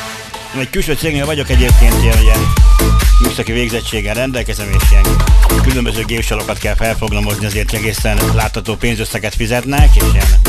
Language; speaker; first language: Hungarian; native; Hungarian